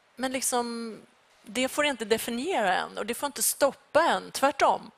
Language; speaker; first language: Swedish; early bilingual, other home language; Persian